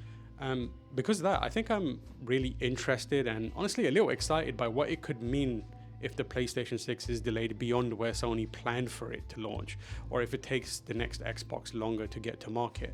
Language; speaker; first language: English; native; English